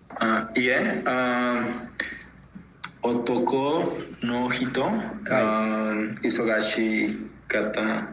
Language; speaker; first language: Japanese; non-native, learner; Spanish